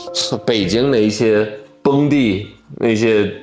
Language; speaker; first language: Chinese; non-native, fluent; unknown